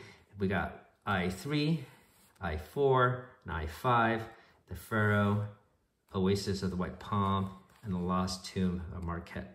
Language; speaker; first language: English; native; English